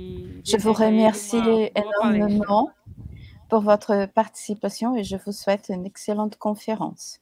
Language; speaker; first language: French; non-native, fluent; Portuguese